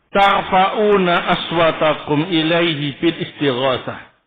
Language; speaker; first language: Arabic; non-native, fluent; Indonesian